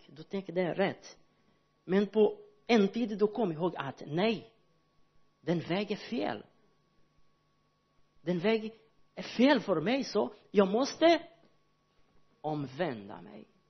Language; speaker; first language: Swedish; non-native, learner; Portuguese